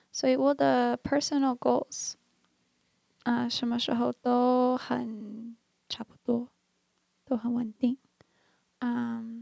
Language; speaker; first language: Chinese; non-native, learner; English